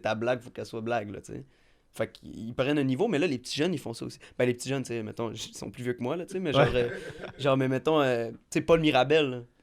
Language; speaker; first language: French; native; French